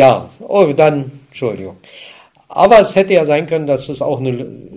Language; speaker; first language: German; native; German